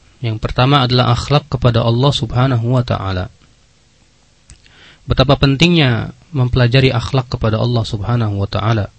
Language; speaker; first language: Indonesian; native; Indonesian